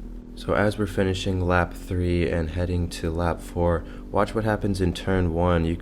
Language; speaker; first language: English; native; English